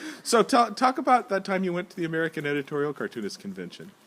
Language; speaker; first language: English; native; English